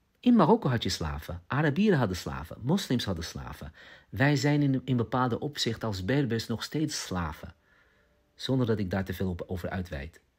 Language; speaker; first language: Dutch; early bilingual, other home language; Arabic